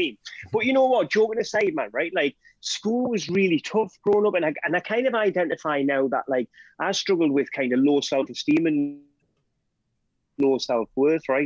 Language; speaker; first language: English; native; English